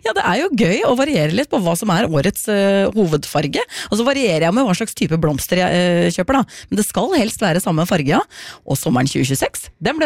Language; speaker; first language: Norwegian; native; Norwegian